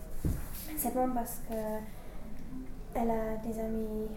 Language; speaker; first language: French; non-native, learner; English